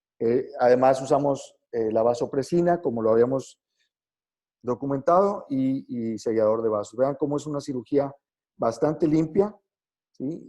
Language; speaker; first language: Spanish; native; Spanish